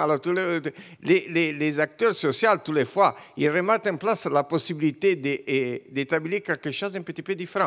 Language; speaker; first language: French; non-native, learner; Italian